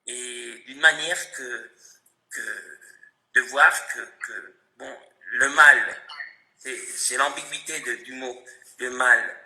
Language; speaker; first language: French; non-native, fluent; Spanish